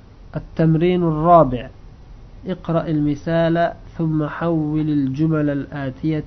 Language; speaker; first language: Arabic; non-native, fluent; Uzbek